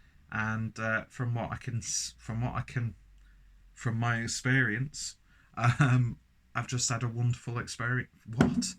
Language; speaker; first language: English; native; English